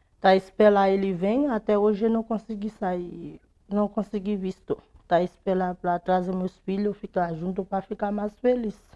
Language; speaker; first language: Portuguese; non-native, learner; Haitian Creole